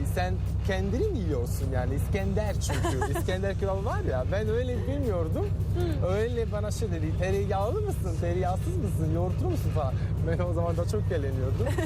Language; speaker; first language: Turkish; non-native, fluent; Italian